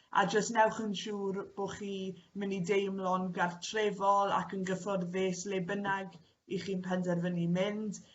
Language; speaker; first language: Welsh; native; Welsh